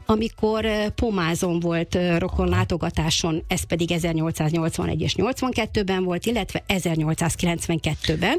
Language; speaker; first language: Hungarian; native; Hungarian